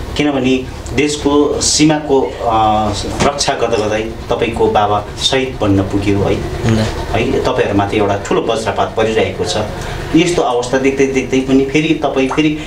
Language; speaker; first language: Nepali; native; Nepali